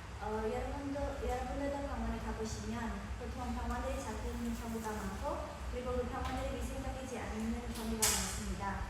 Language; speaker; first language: Korean; non-native, fluent; Khmer